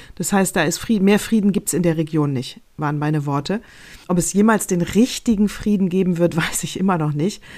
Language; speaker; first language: German; native; German